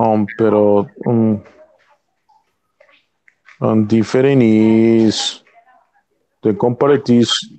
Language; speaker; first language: English; non-native, learner; Spanish